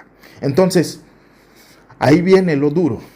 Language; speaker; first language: Spanish; non-native, fluent; Haitian Creole